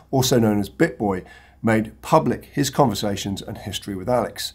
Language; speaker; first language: English; native; English